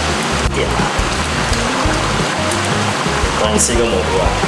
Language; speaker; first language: Chinese; native; Chinese